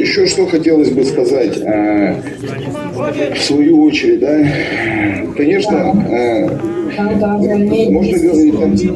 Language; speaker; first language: Russian; native; Russian